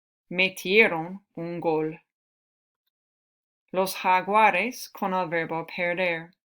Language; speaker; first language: Spanish; non-native, fluent; English